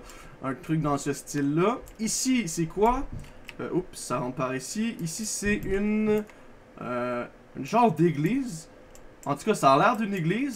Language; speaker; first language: French; native; French